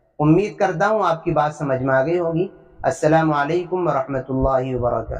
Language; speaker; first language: Urdu; native; Urdu